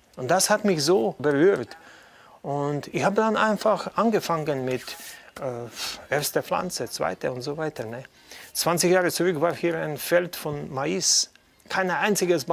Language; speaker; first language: German; non-native, fluent; Slovenian